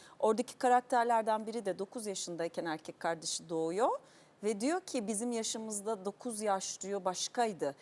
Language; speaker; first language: Turkish; native; Turkish